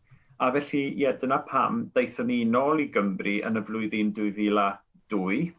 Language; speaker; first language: Welsh; non-native, fluent; Spanish